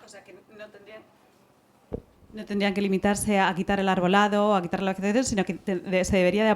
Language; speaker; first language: Spanish; native; Spanish